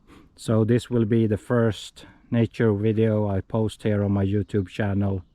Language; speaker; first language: English; non-native, fluent; Swedish